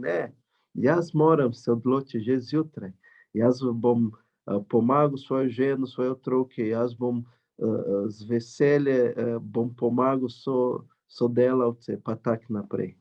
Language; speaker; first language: Slovenian; non-native, learner; Portuguese